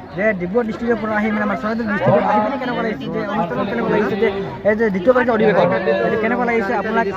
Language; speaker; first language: Assamese; non-native, local second language; Santali